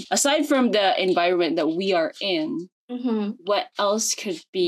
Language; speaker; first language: English; non-native, local second language; Filipino